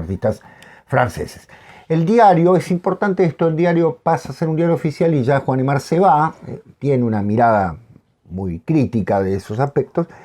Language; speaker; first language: Spanish; native; Spanish